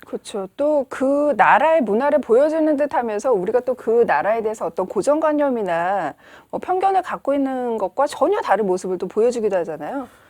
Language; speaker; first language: Korean; native; Korean